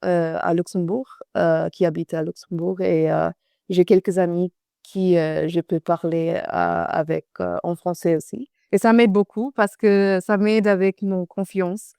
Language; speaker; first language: French; non-native, fluent; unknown